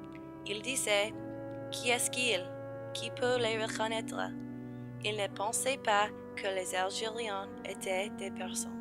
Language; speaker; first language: French; non-native, learner; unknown